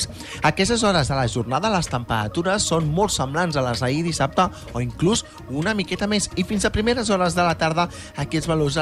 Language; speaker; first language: Catalan; native; Catalan